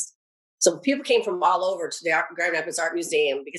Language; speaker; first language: English; native; English